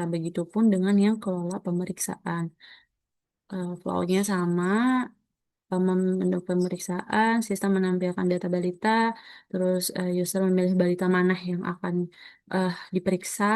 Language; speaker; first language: Indonesian; native; Indonesian